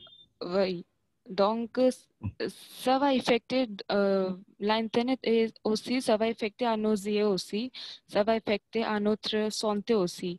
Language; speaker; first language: French; non-native, fluent; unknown